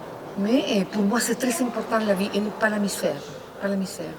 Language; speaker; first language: French; non-native, fluent; Spanish